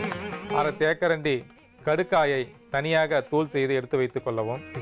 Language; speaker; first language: Tamil; native; Tamil